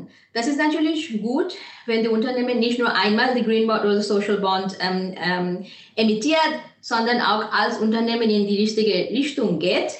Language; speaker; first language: German; non-native, fluent; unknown